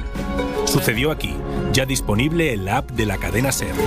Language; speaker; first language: Spanish; native; Spanish